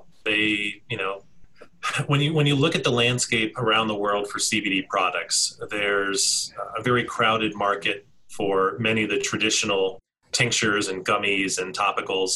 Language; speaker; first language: English; native; English